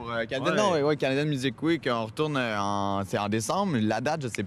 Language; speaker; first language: French; native; French